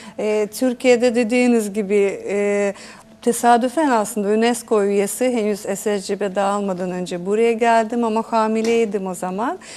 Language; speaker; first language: Turkish; non-native, fluent; Russian